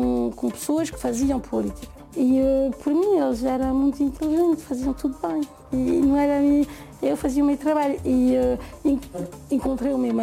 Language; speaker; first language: Portuguese; non-native, fluent; French